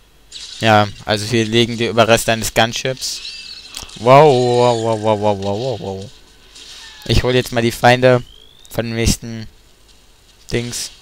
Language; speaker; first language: German; native; German